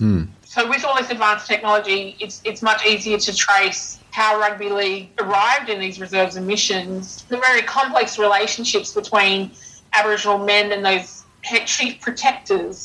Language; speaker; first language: English; native; English